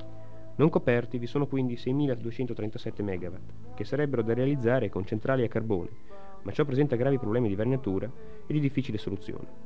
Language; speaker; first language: Italian; native; Italian